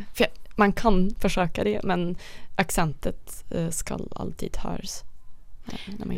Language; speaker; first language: Swedish; non-native, learner; Dutch